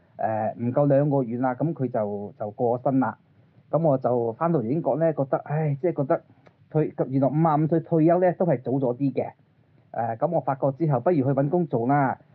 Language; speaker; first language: Cantonese; early bilingual, other home language; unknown